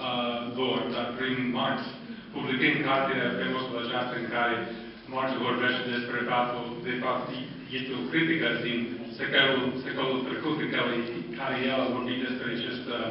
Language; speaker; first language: Romanian; non-native, fluent; English